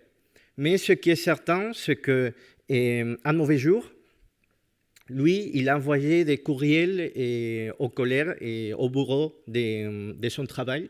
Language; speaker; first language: French; non-native, fluent; Spanish